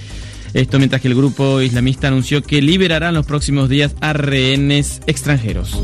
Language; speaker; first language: Spanish; native; Spanish